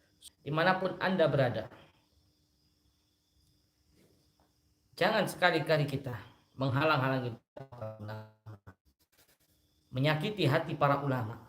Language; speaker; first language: Indonesian; native; Indonesian